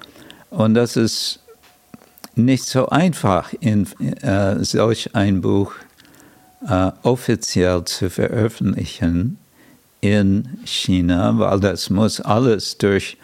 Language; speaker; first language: German; non-native, fluent; English